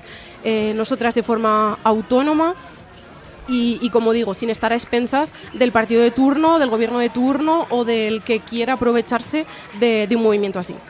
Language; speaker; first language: Spanish; native; Spanish